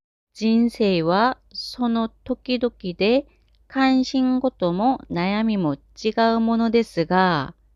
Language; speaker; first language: Japanese; non-native, fluent; Korean